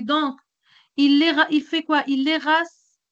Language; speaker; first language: French; non-native, local second language; Arabic